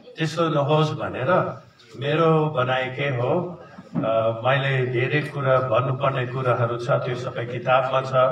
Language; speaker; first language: Nepali; non-native, fluent; Dutch